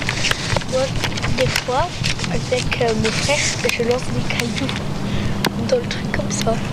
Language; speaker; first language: French; native; French